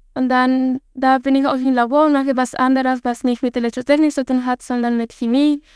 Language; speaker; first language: German; non-native, fluent; Spanish